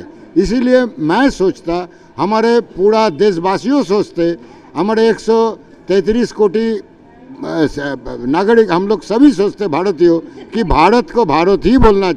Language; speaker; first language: Hindi; non-native, local second language; Bangla